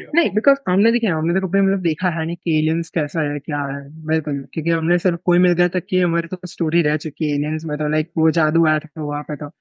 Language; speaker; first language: Hindi; non-native, local second language; Gujarati